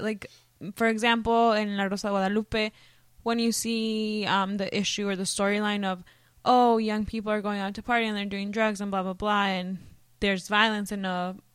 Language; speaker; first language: English; early bilingual, other home language; Spanish